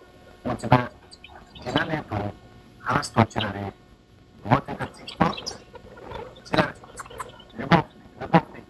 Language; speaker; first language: Russian; non-native, learner; Uzbek